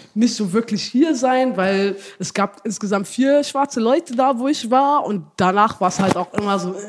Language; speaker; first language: German; early bilingual, heritage; German